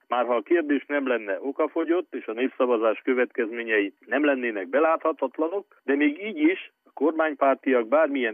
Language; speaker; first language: Hungarian; native; Hungarian